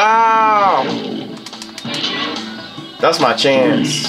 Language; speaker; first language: English; native; English